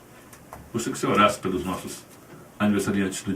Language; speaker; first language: Portuguese; native; Portuguese